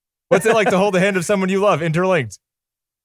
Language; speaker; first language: English; native; English